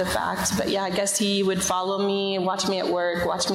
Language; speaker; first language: English; native; English